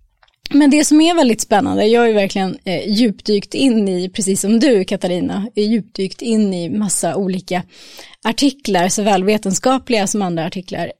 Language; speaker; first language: Swedish; native; Swedish